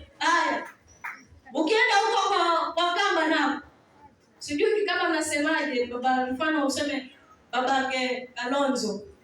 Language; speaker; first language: Swahili; non-native, local second language; Kamba